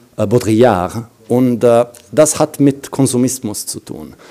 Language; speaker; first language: German; non-native, fluent; Italian